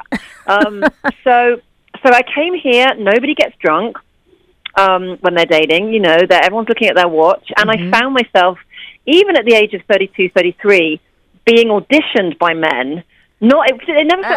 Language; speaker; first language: English; native; English